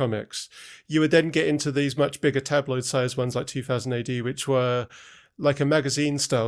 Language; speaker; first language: English; native; English